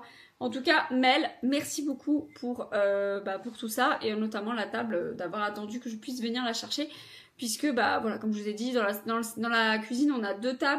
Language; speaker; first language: French; native; French